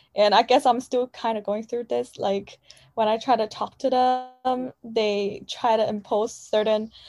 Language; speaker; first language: English; non-native, fluent; Chinese